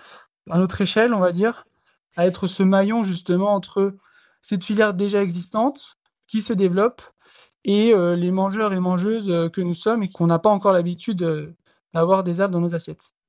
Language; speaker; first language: French; native; French